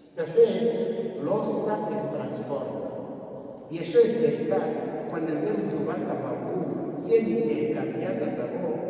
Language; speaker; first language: Catalan; non-native, fluent; Kinyarwanda